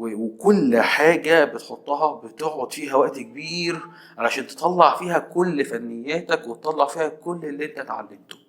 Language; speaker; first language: Arabic; native; Arabic